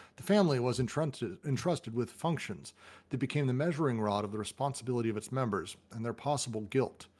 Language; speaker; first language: English; native; English